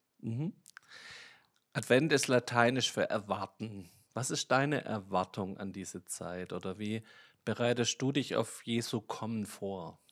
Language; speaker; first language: German; native; German